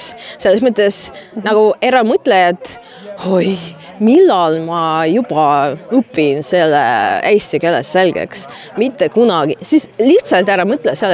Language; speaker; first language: Estonian; non-native, fluent; Russian